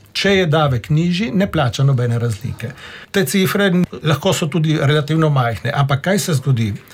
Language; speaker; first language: Slovenian; native; Slovenian